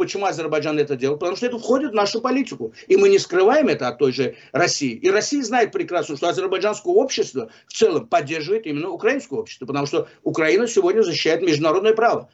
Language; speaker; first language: Russian; non-native, local second language; Azerbaijani